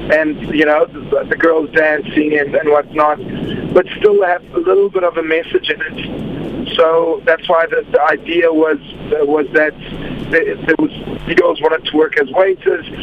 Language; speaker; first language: English; non-native, fluent; Portuguese